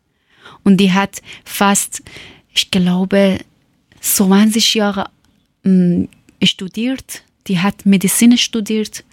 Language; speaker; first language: German; non-native, learner; Persian